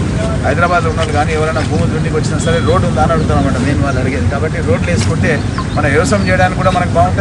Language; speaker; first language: Telugu; native; Telugu